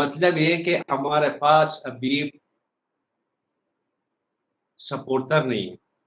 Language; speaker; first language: Hindi; non-native, learner; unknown